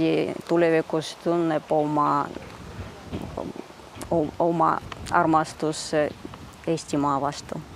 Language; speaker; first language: Estonian; early bilingual, heritage; Russian